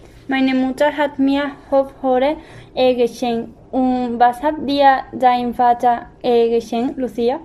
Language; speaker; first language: German; non-native, learner; Spanish